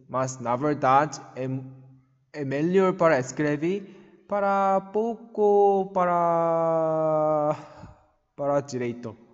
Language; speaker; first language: Portuguese; non-native, learner; Korean